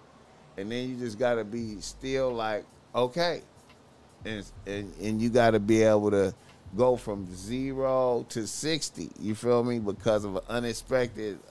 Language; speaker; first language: English; native; English